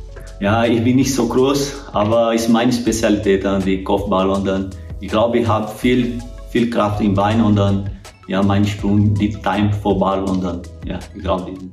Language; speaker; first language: German; non-native, learner; Portuguese